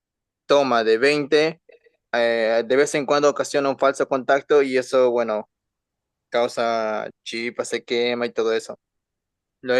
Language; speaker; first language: Spanish; native; Spanish